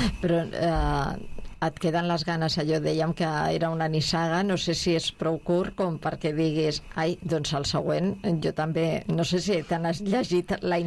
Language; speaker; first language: Catalan; native; Catalan